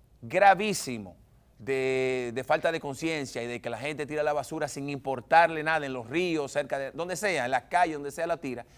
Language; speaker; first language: Spanish; native; Spanish